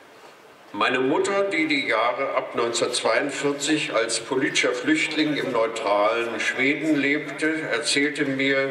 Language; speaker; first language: German; native; German